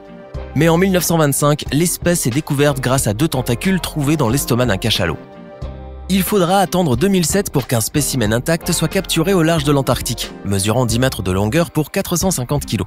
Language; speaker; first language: French; native; French